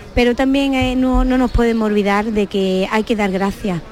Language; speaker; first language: Spanish; native; Spanish